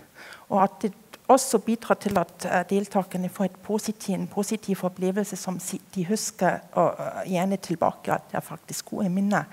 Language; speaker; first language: Norwegian; non-native, fluent; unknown